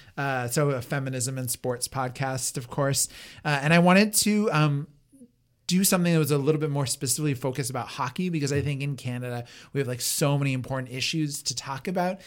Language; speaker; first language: English; native; English